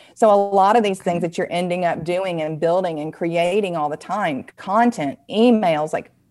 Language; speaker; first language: English; native; English